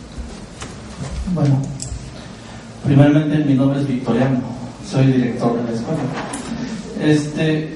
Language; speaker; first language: Spanish; native; Spanish